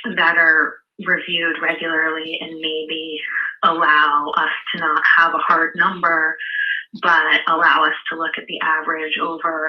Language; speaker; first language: English; native; English